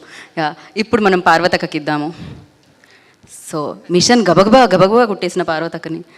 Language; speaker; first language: Telugu; native; Telugu